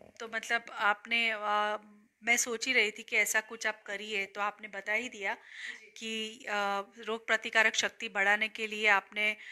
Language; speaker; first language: Hindi; non-native, local second language; Gujarati